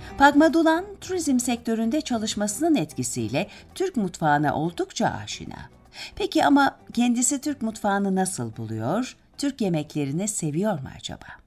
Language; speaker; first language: Turkish; native; Turkish